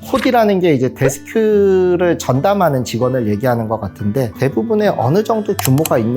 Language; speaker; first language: Korean; native; Korean